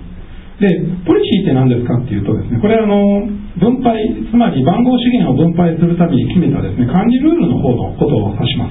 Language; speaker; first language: Japanese; native; Japanese